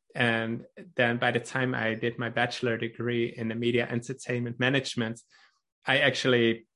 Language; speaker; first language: English; non-native, fluent; Dutch